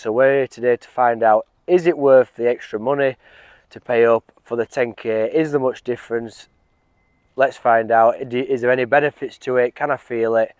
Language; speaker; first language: English; native; English